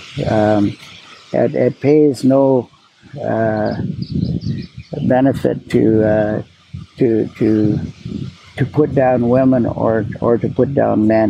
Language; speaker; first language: English; native; English